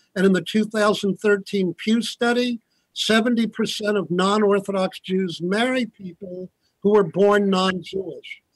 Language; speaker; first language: English; native; English